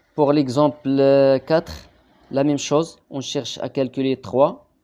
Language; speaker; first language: French; non-native, local second language; Arabic